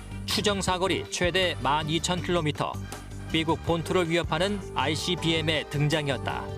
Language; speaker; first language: Korean; native; Korean